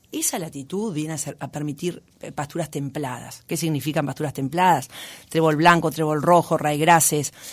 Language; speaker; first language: Spanish; native; Spanish